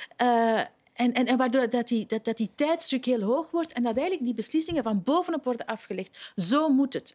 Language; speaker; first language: Dutch; native; Dutch